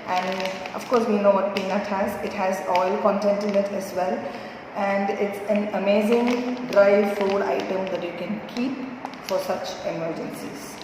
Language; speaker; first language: English; non-native, local second language; Tamil